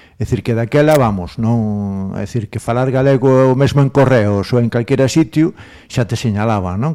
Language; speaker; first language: Galician; non-native, local second language; Spanish